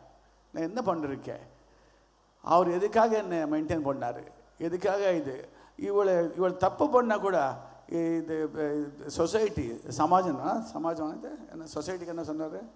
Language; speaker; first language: Tamil; non-native, learner; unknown